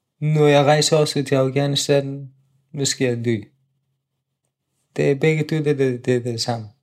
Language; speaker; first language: Danish; non-native, learner; Persian